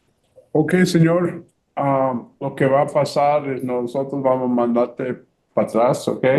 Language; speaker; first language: Spanish; early bilingual, heritage; English